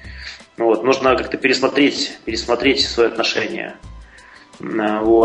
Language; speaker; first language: Russian; native; Russian